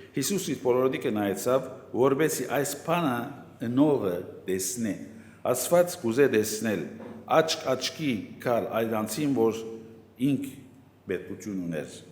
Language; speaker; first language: Armenian; native; Armenian